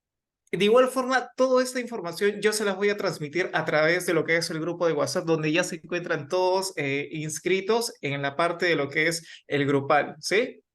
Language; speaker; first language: Spanish; native; Spanish